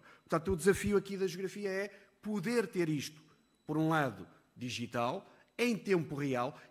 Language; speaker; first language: Portuguese; native; Portuguese